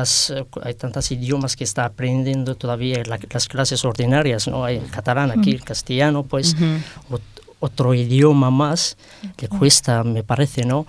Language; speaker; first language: Spanish; non-native, fluent; Arabic